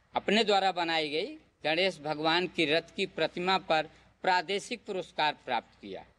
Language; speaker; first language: Hindi; native; Hindi